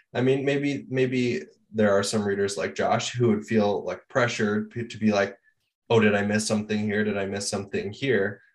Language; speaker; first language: English; native; English